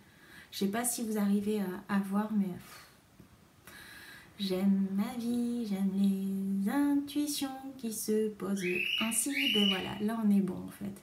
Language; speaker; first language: French; native; French